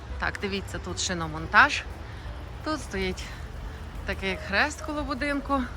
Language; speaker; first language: Ukrainian; native; Ukrainian